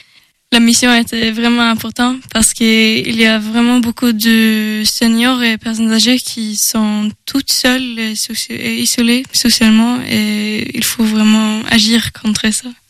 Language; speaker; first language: French; non-native, learner; Swedish